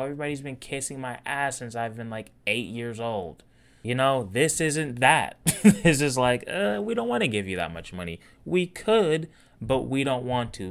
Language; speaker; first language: English; native; English